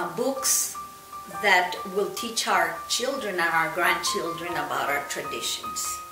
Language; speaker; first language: English; non-native, fluent; Spanish